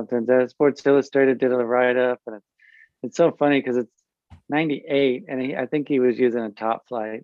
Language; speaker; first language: English; native; English